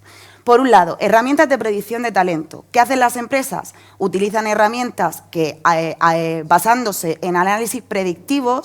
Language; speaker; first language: Spanish; native; Spanish